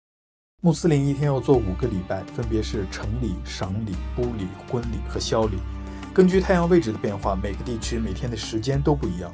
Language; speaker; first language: Chinese; native; Chinese